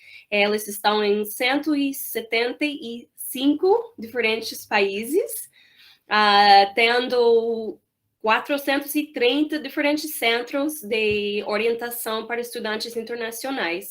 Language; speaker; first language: Portuguese; non-native, fluent; English